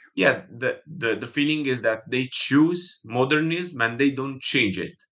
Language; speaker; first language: English; non-native, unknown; Italian